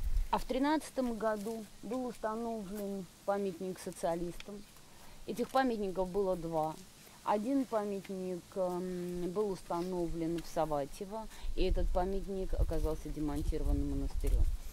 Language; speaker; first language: Russian; native; Russian